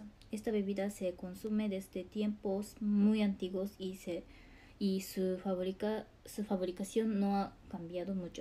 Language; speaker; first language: Spanish; non-native, learner; Japanese